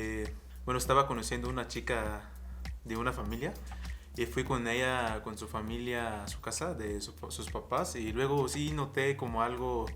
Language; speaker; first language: Spanish; non-native, fluent; Arabic